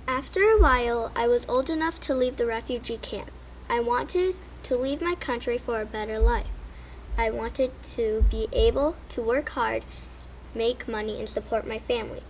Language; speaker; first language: English; early bilingual, other home language; Spanish